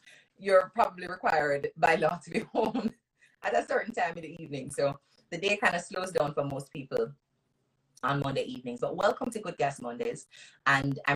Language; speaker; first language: English; non-native, local second language; Jamaican Creole English